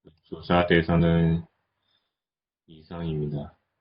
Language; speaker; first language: Korean; non-native, learner; Chinese